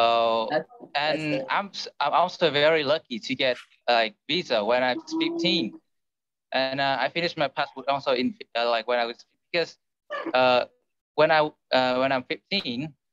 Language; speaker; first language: English; non-native, learner; Vietnamese